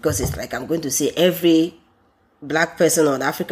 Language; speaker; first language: English; non-native, local second language; Ewe